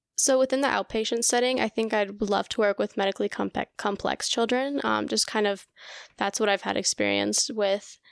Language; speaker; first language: English; early bilingual, other home language; Russian